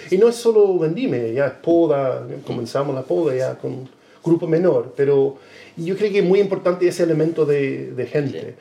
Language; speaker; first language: Spanish; non-native, fluent; English